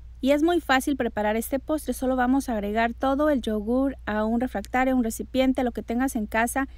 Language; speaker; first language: Spanish; native; Spanish